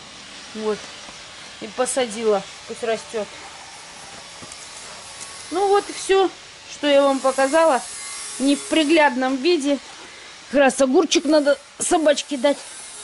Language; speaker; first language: Russian; native; Russian